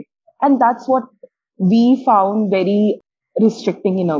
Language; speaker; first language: English; non-native, local second language; Hindi